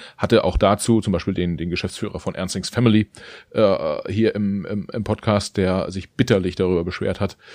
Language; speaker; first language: German; native; German